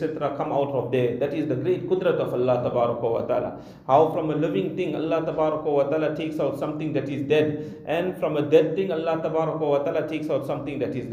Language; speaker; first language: English; non-native, local second language; Urdu